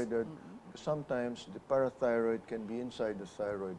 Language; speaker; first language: English; non-native, local second language; Filipino